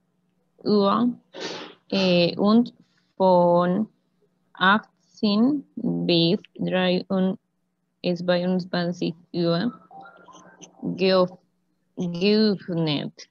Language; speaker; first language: German; non-native, learner; Spanish